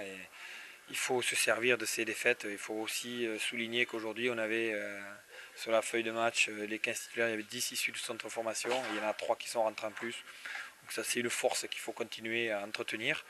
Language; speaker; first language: French; native; French